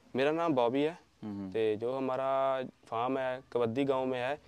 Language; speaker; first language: Hindi; native; Hindi